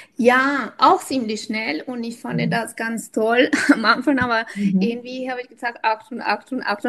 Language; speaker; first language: German; non-native, fluent; Spanish